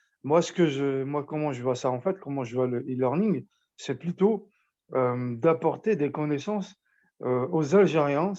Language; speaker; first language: French; non-native, local second language; Arabic